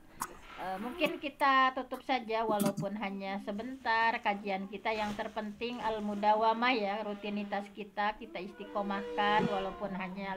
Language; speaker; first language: Indonesian; native; Indonesian